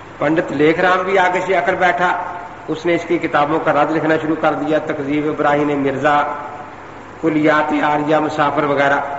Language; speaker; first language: Urdu; non-native, local second language; Punjabi